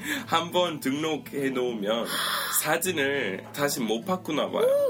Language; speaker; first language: Korean; non-native, fluent; English